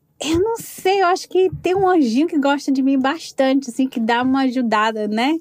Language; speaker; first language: Portuguese; native; Portuguese